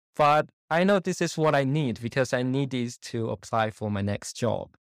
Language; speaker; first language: English; non-native, fluent; Chinese